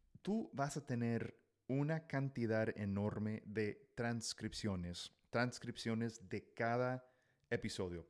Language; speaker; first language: Spanish; non-native, fluent; English